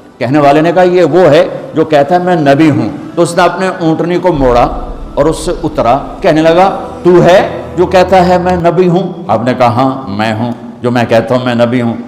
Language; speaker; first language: Urdu; non-native, local second language; Punjabi